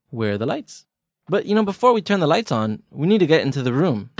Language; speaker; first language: English; native; English